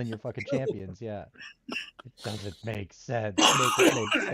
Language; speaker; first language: English; native; English